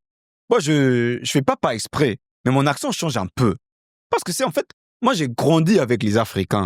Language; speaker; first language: French; non-native, fluent; English